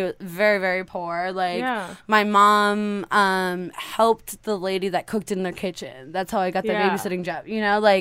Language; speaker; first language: English; native; English